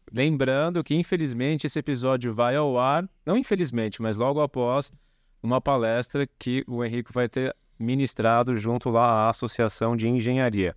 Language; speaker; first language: Portuguese; native; Portuguese